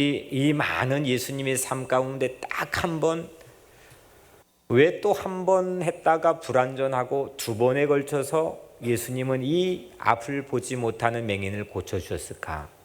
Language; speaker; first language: Korean; native; Korean